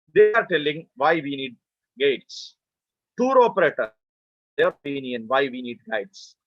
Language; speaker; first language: English; non-native, local second language; Malayalam